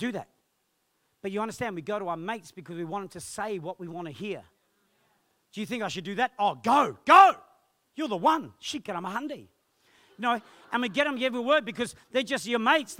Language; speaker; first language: English; native; English